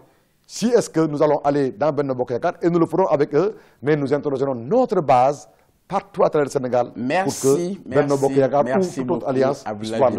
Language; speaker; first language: French; non-native, local second language; Wolof